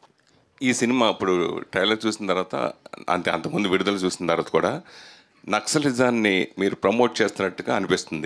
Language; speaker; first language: Telugu; native; Telugu